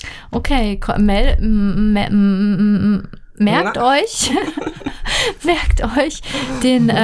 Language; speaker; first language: German; native; German